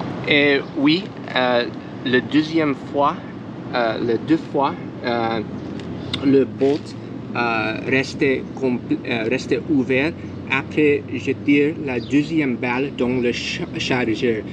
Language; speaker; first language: French; non-native, learner; English